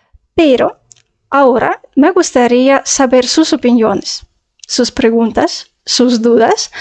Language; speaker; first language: Spanish; non-native, fluent; Russian